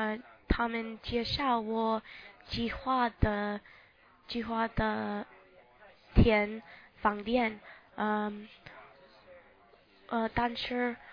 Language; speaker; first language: Chinese; non-native, learner; English